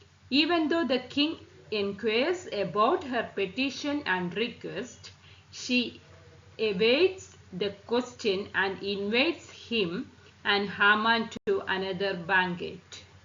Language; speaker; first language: English; non-native, local second language; Malayalam